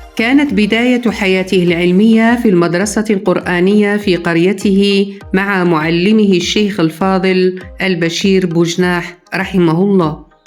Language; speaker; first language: Arabic; native; Arabic